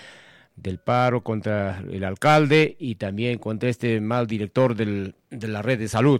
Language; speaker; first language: Spanish; native; Spanish